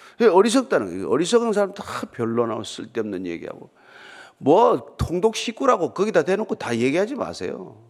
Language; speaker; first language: Korean; native; Korean